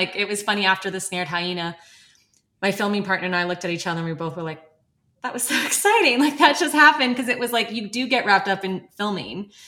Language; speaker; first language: English; native; English